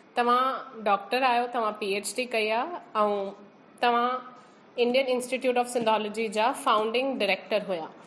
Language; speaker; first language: Sindhi; early bilingual, heritage; Sindhi